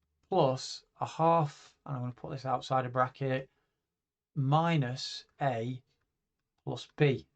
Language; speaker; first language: English; native; English